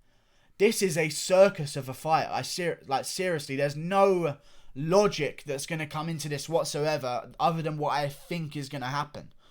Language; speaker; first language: English; native; English